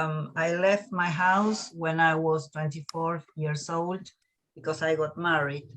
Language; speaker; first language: English; non-native, learner; Spanish